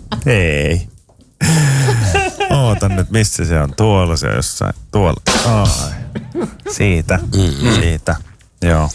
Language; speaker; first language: Finnish; native; Finnish